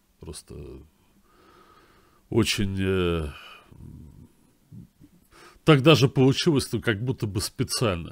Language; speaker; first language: Russian; native; Russian